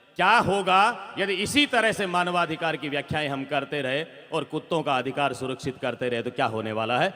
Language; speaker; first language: Hindi; non-native, local second language; Rajasthani